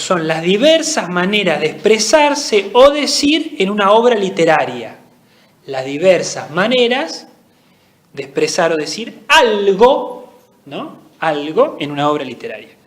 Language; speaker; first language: Spanish; native; Spanish